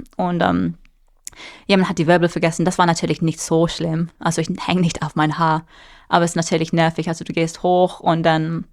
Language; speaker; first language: German; non-native, fluent; English